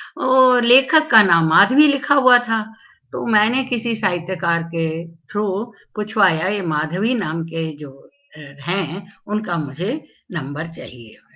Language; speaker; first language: Hindi; non-native, local second language; Tamil